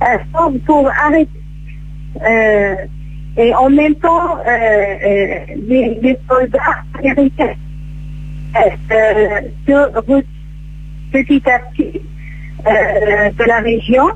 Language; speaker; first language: French; non-native, fluent; Kurdish